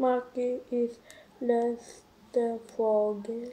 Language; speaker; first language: German; non-native, learner; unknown